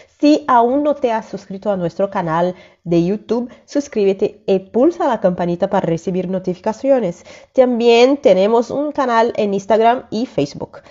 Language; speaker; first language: Spanish; non-native, fluent; Portuguese